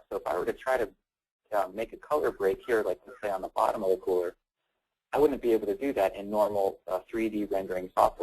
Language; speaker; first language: English; native; English